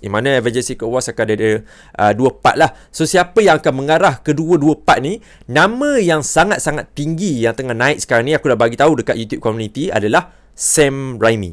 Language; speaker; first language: Malay; native; Malay